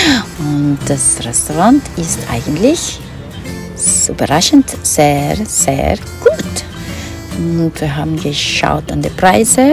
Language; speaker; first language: German; non-native, fluent; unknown